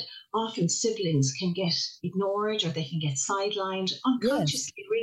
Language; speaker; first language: English; native; English